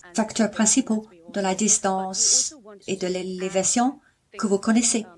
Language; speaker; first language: French; non-native, fluent; Cantonese